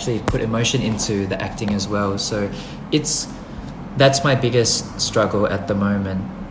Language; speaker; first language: English; early bilingual, other home language; Thai